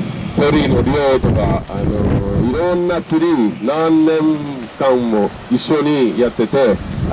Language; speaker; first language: Japanese; non-native, fluent; French